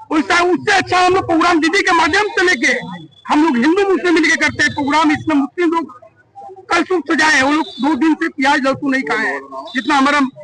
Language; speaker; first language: Hindi; native; Hindi